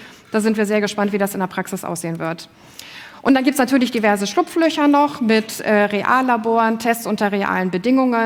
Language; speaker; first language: German; native; German